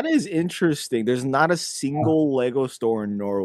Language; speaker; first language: English; native; English